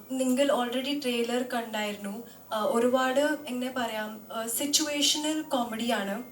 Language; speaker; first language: Malayalam; non-native, local second language; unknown